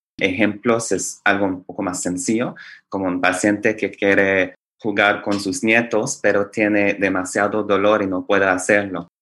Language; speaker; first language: Spanish; non-native, fluent; English